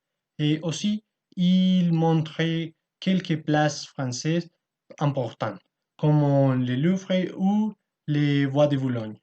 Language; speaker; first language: French; non-native, learner; Spanish